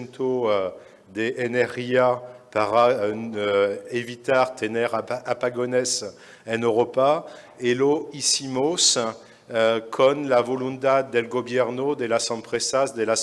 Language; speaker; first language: Spanish; non-native, fluent; French